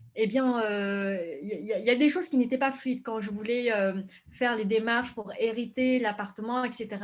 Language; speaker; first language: French; non-native, fluent; Vietnamese